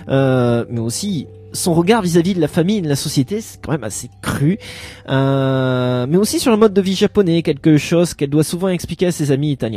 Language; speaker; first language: French; native; French